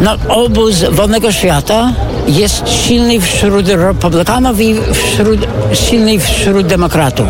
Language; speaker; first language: Polish; non-native, fluent; English